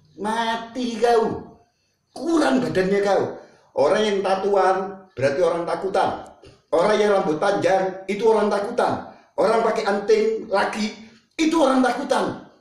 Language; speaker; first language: Malay; non-native, local second language; Buginese